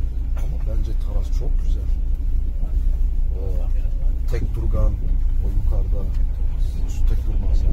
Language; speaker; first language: Turkish; non-native, learner; Kazakh